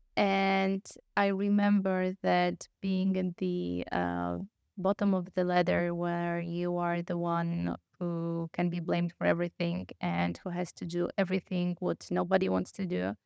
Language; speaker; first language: English; non-native, fluent; Polish